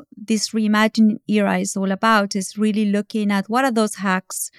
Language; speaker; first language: English; non-native, fluent; Spanish